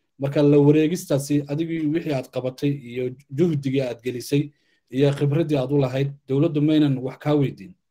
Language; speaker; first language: Somali; native; Somali